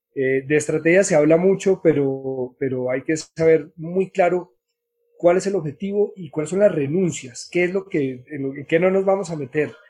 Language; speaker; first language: Spanish; native; Spanish